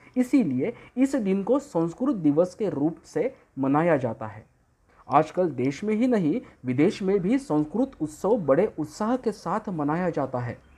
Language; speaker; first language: Hindi; non-native, local second language; Marathi